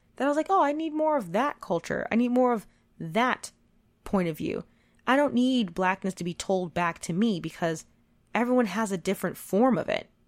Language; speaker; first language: English; native; English